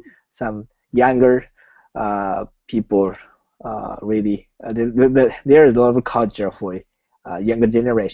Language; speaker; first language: English; non-native, learner; Japanese